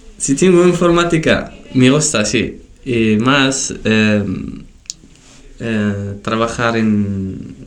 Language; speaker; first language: Spanish; non-native, learner; Tachelhit